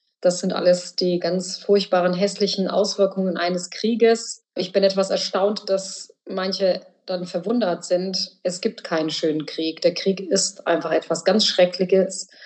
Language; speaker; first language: German; early bilingual, other home language; Bosnian